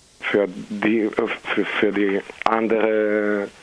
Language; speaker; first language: German; non-native, fluent; Greek